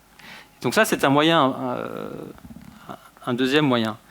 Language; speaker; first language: French; native; French